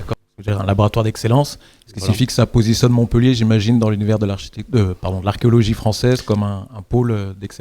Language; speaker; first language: French; native; French